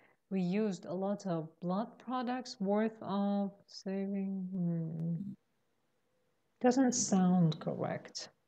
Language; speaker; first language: English; non-native, fluent; Persian